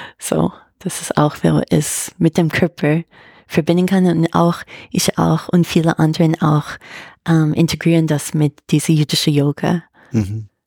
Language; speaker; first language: German; non-native, fluent; English